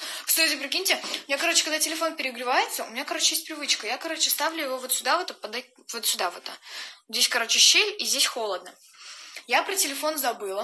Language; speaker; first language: Russian; native; Russian